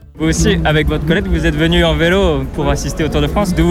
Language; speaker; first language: French; native; French